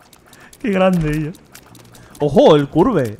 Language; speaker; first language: Spanish; native; Spanish